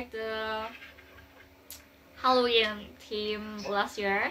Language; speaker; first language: English; non-native, learner; Indonesian